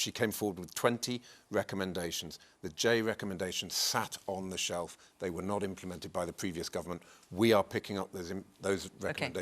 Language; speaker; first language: English; native; English